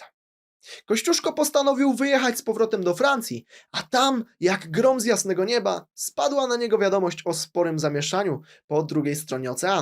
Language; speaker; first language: Polish; native; Polish